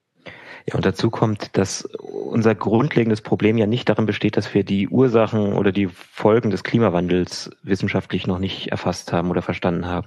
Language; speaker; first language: German; native; German